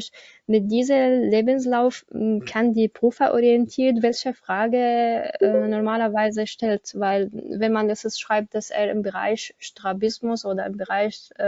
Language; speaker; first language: German; non-native, learner; Arabic